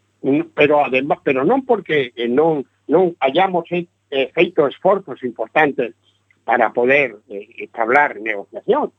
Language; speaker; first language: Galician; non-native, local second language; Spanish